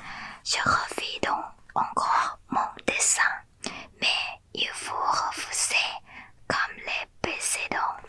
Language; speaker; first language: French; non-native, learner; Thai